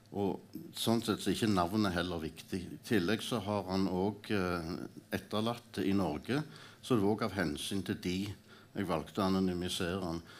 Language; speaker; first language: Norwegian; native; Norwegian